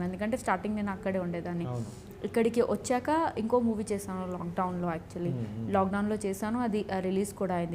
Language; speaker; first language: Telugu; non-native, learner; Odia